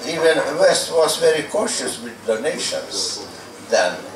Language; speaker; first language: English; non-native, fluent; Lithuanian